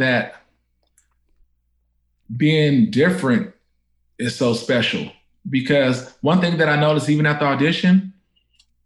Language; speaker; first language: English; native; English